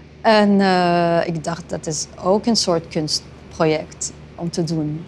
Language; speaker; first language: Dutch; non-native, fluent; Arabic